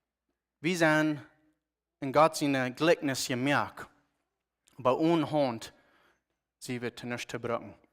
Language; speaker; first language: German; non-native, learner; Plautdietsch